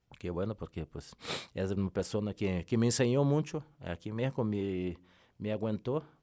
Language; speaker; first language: Spanish; non-native, fluent; Portuguese